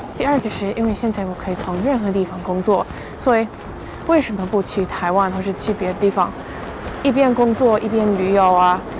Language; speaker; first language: Chinese; early bilingual, heritage; Chinese